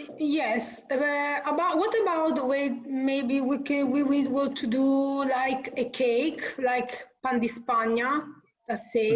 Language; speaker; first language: English; non-native, learner; Italian